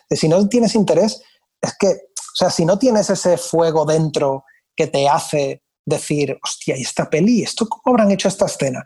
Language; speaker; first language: Spanish; native; Spanish